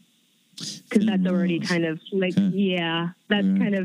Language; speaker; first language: English; early bilingual, other home language; Chinese